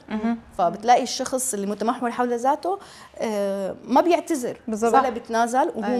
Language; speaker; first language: Arabic; native; Arabic